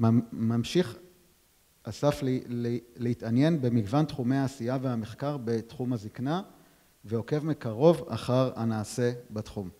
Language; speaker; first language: Hebrew; native; Hebrew